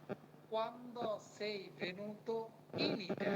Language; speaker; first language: Italian; non-native, fluent; Bangla